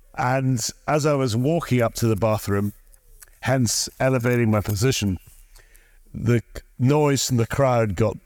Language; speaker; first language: English; native; English